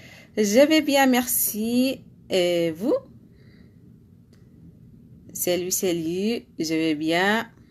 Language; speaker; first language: French; non-native, learner; Arabic